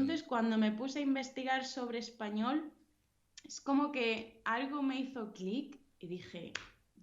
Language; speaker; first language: Spanish; native; Spanish